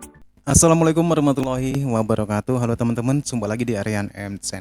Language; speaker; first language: Indonesian; native; Indonesian